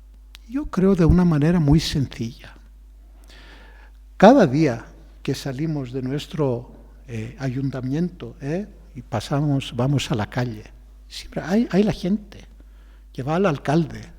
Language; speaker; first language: Spanish; non-native, fluent; Greek